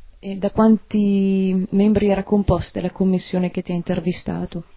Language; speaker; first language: Italian; native; Italian